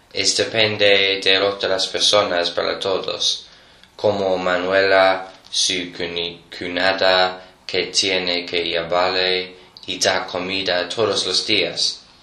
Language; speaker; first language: Spanish; non-native, learner; English